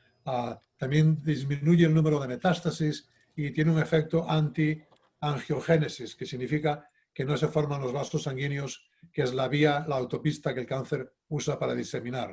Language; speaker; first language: Spanish; native; Spanish